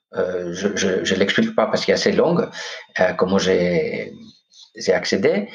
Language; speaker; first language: French; non-native, fluent; Greek